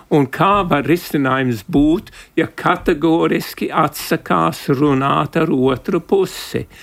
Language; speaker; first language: Latvian; early bilingual, heritage; Latvian